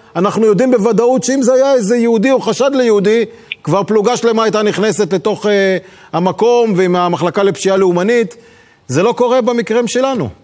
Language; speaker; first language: Hebrew; native; Hebrew